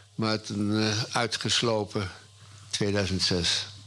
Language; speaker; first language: Dutch; native; Dutch